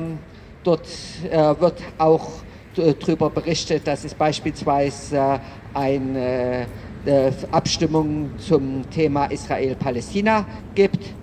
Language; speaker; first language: German; native; German